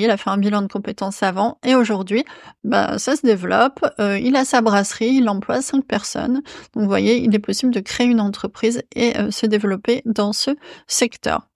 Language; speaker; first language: French; native; French